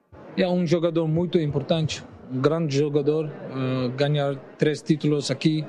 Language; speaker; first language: Portuguese; non-native, learner; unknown